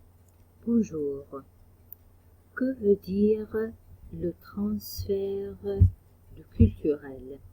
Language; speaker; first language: French; non-native, fluent; Arabic